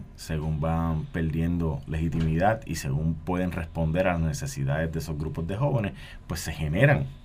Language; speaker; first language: Spanish; native; Spanish